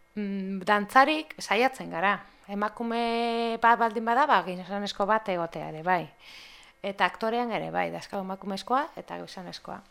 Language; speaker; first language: Basque; non-native, local second language; Spanish